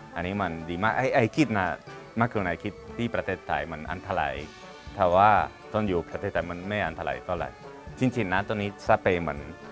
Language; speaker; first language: Thai; non-native, learner; Spanish